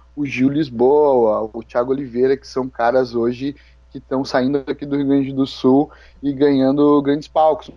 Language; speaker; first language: Portuguese; native; Portuguese